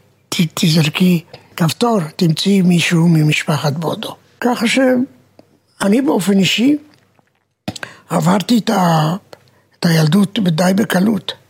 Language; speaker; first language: Hebrew; non-native, fluent; Romanian